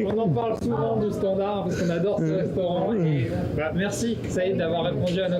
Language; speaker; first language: French; native; French